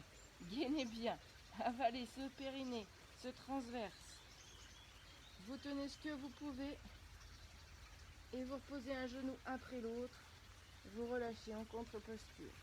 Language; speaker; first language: French; native; French